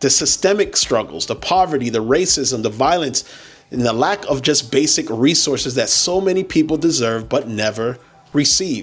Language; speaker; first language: English; native; English